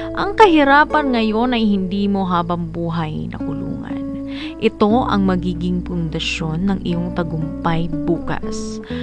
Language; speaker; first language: Filipino; non-native, local second language; Waray